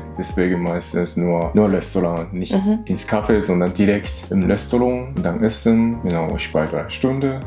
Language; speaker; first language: German; non-native, learner; Japanese